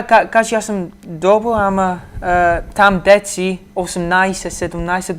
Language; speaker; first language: Macedonian; early bilingual, heritage; Macedonian